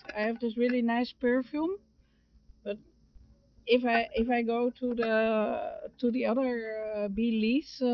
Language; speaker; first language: English; non-native, fluent; Dutch